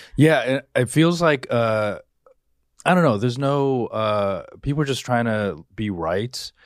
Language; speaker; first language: English; native; English